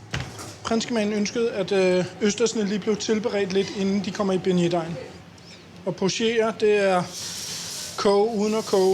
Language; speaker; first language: Danish; native; Danish